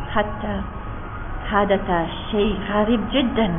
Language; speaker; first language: Arabic; non-native, learner; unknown